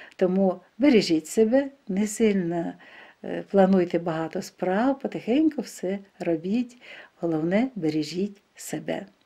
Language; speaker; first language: Ukrainian; non-native, local second language; Russian